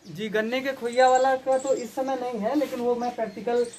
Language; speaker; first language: Hindi; native; Hindi